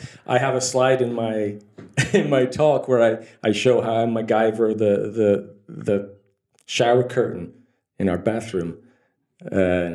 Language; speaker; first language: English; native; English